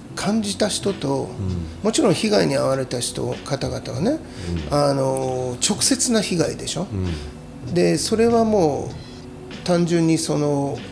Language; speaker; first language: Japanese; native; Japanese